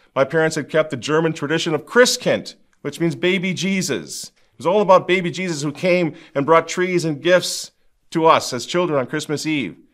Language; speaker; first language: English; native; English